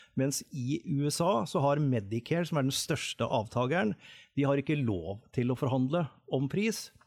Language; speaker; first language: Norwegian; native; Norwegian